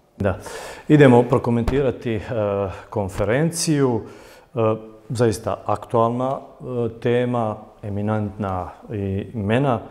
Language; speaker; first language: Croatian; native; Croatian